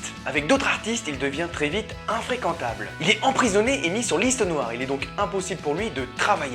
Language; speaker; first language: French; native; French